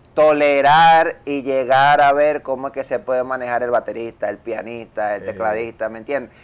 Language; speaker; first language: Spanish; native; Spanish